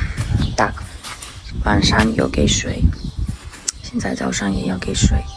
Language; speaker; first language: Chinese; non-native, learner; Ukrainian